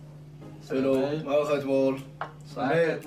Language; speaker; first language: Hebrew; native; Hebrew